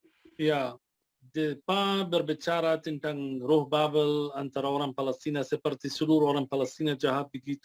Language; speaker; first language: Indonesian; non-native, fluent; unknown